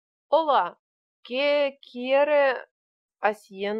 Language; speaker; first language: Spanish; non-native, learner; Russian